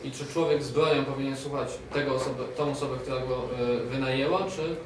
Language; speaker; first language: Polish; native; Polish